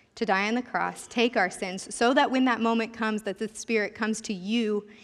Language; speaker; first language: English; native; English